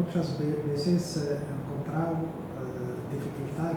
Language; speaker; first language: Spanish; non-native, learner; Arabic